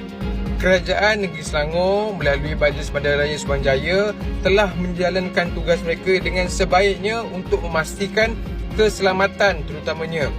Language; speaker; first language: Malay; native; Malay